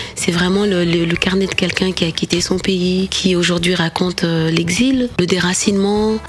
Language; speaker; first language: French; non-native, local second language; Wolof